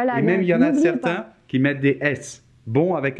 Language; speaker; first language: French; native; French